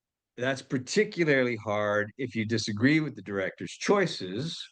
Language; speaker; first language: English; native; English